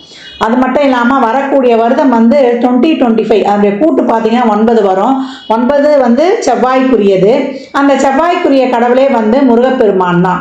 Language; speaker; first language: Tamil; native; Tamil